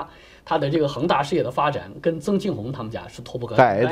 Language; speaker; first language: Chinese; native; Chinese